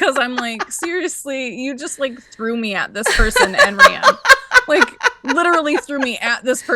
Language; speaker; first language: English; native; English